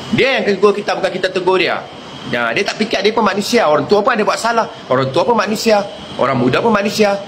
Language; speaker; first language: Malay; native; Malay